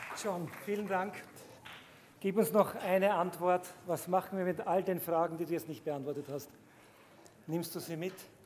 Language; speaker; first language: German; native; German